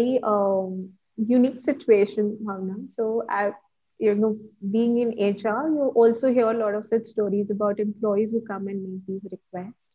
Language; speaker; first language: English; non-native, local second language; Gujarati